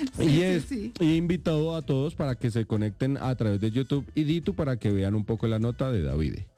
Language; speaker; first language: Spanish; native; Spanish